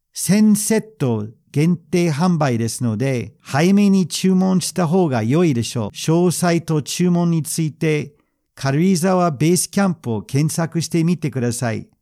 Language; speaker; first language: Japanese; non-native, fluent; English